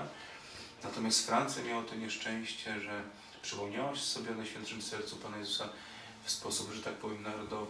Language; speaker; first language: Polish; native; Polish